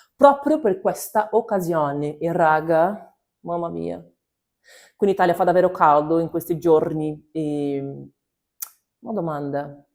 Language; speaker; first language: Italian; non-native, learner; Portuguese